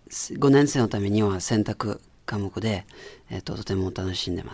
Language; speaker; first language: Japanese; non-native, fluent; French